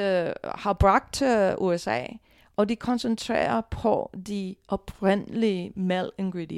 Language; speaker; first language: Danish; non-native, fluent; English